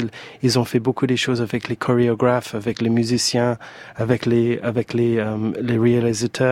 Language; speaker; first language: French; non-native, fluent; English